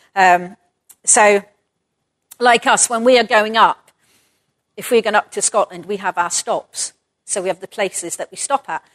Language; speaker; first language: English; native; English